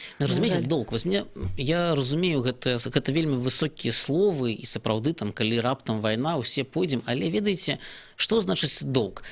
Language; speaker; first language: Belarusian; native; Belarusian